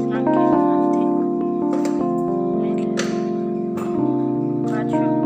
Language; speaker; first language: Arabic; non-native, learner; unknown